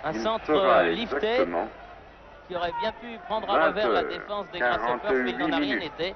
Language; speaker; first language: French; native; French